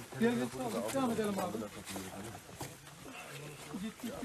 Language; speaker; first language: Turkish; native; Turkish